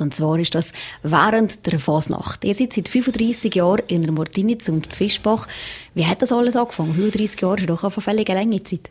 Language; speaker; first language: German; native; German